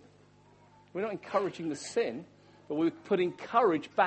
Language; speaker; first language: English; native; English